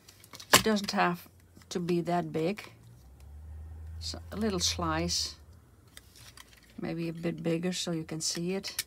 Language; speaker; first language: English; non-native, fluent; Dutch